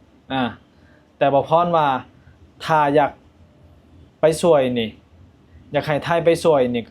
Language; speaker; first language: Thai; non-native, local second language; Lao